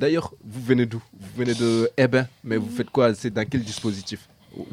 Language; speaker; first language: French; native; French